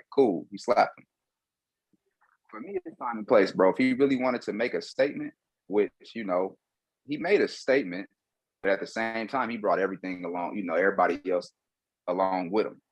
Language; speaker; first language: English; native; English